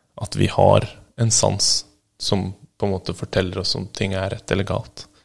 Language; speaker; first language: Norwegian; native; Norwegian